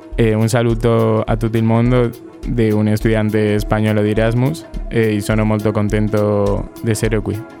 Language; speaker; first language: Italian; non-native, learner; Spanish